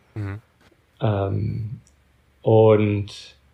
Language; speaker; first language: German; early bilingual, heritage; German